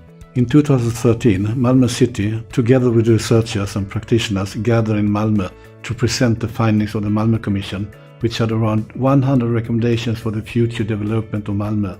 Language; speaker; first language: English; non-native, fluent; Swedish